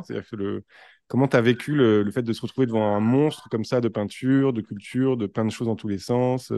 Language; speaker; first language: French; native; French